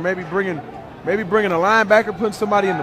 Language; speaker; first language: English; native; English